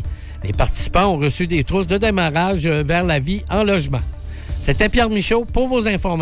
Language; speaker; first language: French; native; French